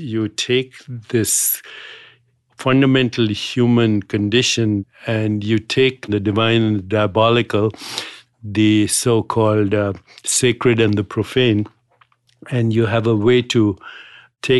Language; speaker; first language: English; non-native, local second language; Hindi